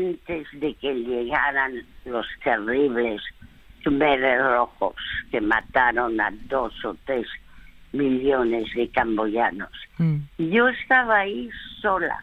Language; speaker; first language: Spanish; early bilingual, other home language; French